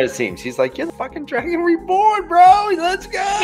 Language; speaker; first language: English; native; English